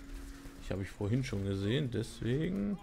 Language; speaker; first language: German; native; German